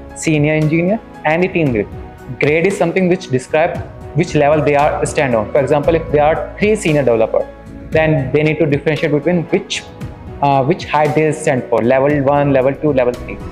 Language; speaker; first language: English; non-native, local second language; Hindi